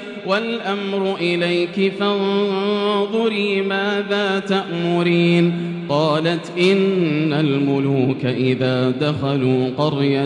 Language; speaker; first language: Arabic; native; Arabic